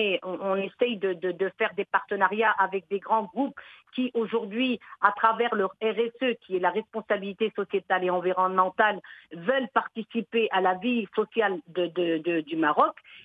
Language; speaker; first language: French; early bilingual, other home language; Arabic